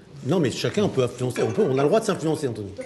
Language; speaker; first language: French; native; French